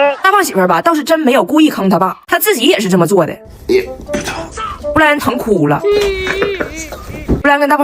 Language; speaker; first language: Chinese; native; Chinese